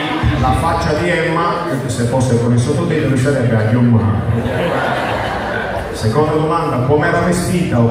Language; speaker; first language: Italian; native; Italian